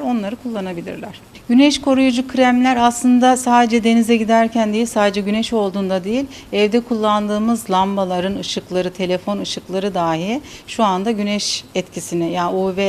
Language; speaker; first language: Turkish; native; Turkish